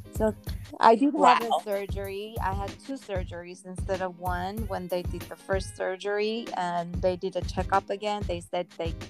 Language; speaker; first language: English; early bilingual, other home language; Armenian